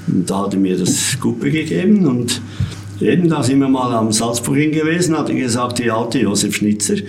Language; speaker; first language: German; native; German